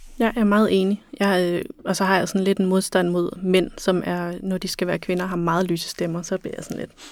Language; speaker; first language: Danish; native; Danish